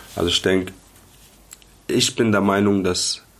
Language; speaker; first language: German; early bilingual, other home language; Arabic